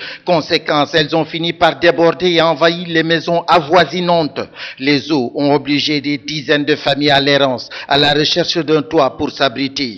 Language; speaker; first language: French; non-native, local second language; Wolof